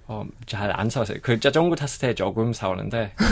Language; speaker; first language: Korean; non-native, learner; English